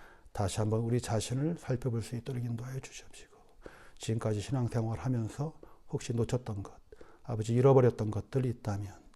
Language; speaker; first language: Korean; native; Korean